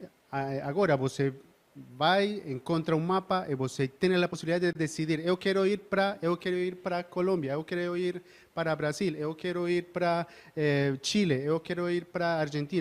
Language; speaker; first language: Portuguese; non-native, learner; Spanish